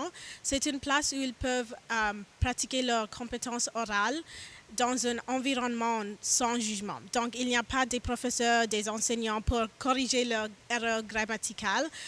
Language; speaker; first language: French; non-native, learner; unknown